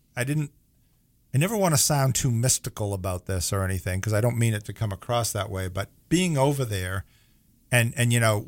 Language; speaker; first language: English; native; English